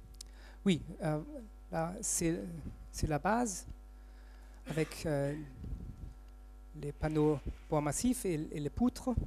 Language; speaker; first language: French; non-native, fluent; German